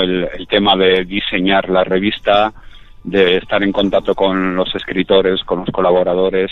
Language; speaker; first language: Spanish; native; Spanish